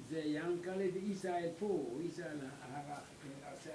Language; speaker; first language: Hebrew; non-native, learner; German